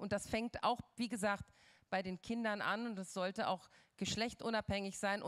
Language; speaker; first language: German; native; German